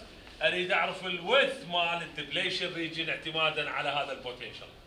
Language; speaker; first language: Arabic; native; Arabic